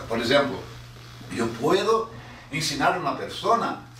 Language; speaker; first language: Spanish; non-native, fluent; Portuguese